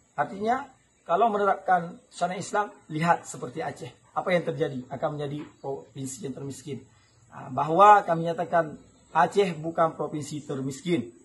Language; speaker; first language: Malay; non-native, local second language; Achinese